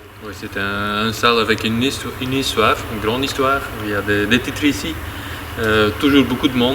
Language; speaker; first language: French; non-native, learner; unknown